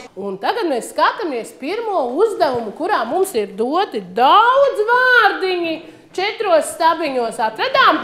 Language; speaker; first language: Latvian; native; Latvian